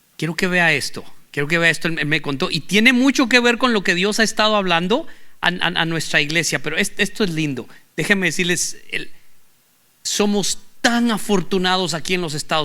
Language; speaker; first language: Spanish; native; Spanish